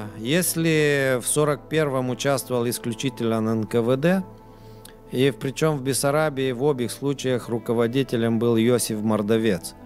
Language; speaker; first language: Russian; non-native, local second language; Romanian